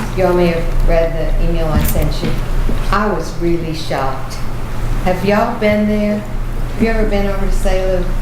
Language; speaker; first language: English; native; English